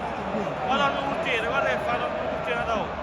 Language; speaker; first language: Italian; native; Italian